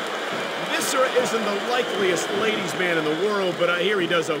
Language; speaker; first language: English; native; English